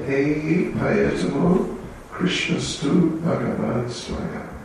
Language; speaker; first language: Russian; non-native, learner; English